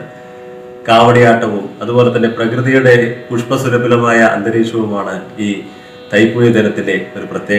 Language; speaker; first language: Malayalam; native; Malayalam